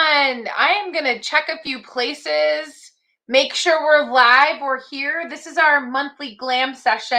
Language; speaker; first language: English; native; English